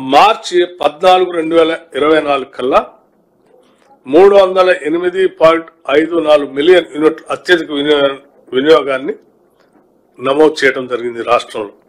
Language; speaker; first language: Telugu; native; Telugu